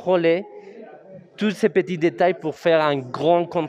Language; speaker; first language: French; non-native, fluent; Spanish